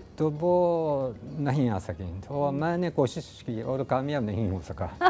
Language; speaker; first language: Urdu; non-native, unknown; Japanese